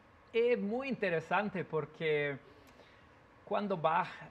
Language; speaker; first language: Spanish; non-native, learner; Portuguese